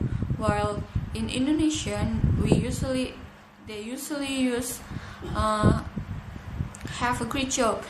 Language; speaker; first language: English; non-native, learner; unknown